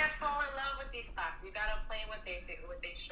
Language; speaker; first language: English; native; English